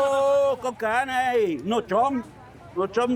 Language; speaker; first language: Vietnamese; non-native, fluent; French